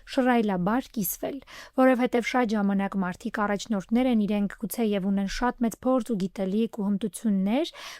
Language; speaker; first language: Armenian; native; Armenian